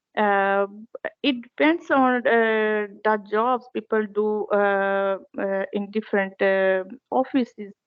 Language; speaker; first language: English; non-native, learner; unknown